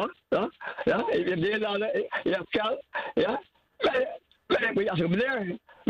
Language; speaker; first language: Dutch; non-native, learner; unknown